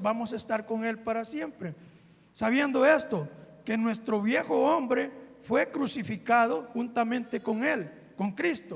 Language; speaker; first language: Spanish; native; Spanish